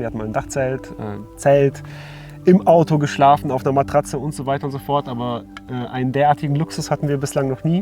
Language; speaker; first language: German; native; German